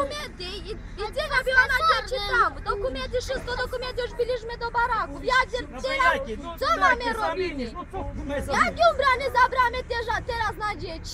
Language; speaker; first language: Polish; non-native, learner; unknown